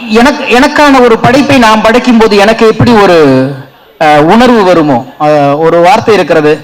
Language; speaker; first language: Tamil; native; Tamil